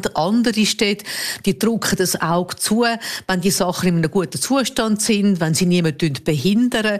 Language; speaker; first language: German; native; German